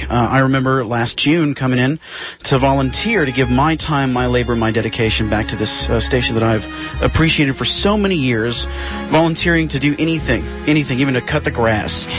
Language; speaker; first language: English; native; English